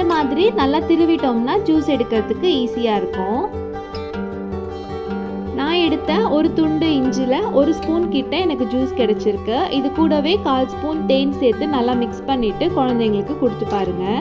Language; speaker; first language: Tamil; native; Tamil